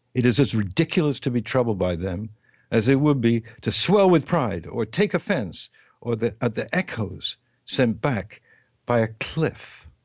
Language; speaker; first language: English; native; English